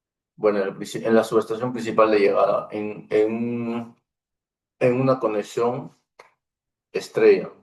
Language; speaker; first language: Spanish; native; Spanish